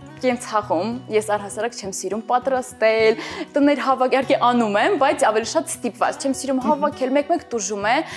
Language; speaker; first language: Armenian; native; Armenian